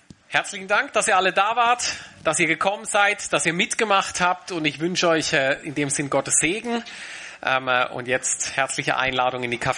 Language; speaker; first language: German; native; German